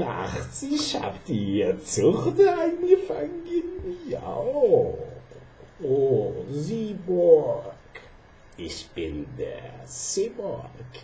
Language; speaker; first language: German; non-native, fluent; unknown